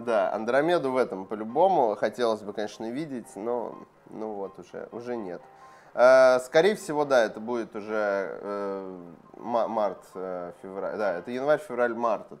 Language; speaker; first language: Russian; native; Russian